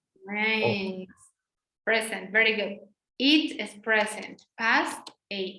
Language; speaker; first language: English; non-native, fluent; Spanish